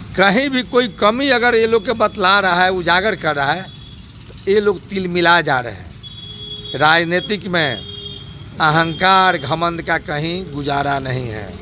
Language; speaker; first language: Hindi; native; Hindi